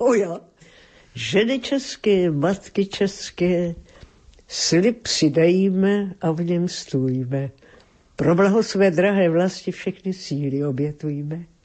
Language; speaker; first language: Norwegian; non-native, fluent; Czech